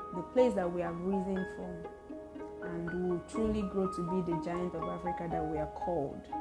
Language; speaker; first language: English; non-native, local second language; Igbo